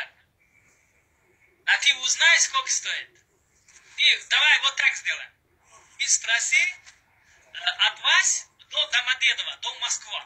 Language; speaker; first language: Russian; non-native, learner; Uzbek